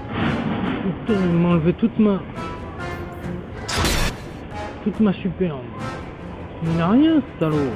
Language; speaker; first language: French; native; French